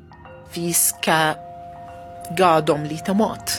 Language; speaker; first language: Swedish; non-native, learner; Arabic